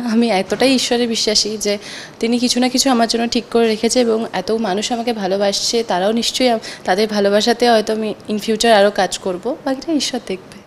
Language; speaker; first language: Bangla; native; Bangla